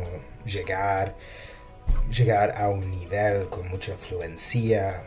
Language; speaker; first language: Spanish; non-native, fluent; English